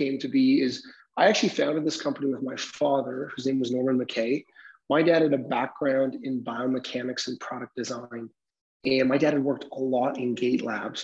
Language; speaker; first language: English; native; English